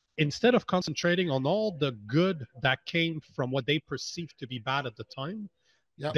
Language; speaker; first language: English; native; English